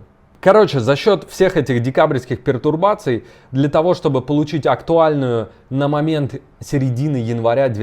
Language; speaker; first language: Russian; native; Russian